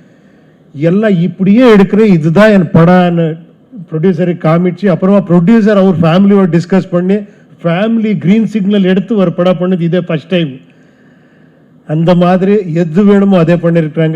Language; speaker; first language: Tamil; non-native, learner; Kannada